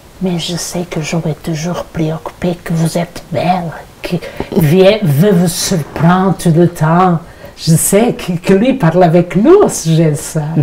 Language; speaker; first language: French; non-native, learner; Portuguese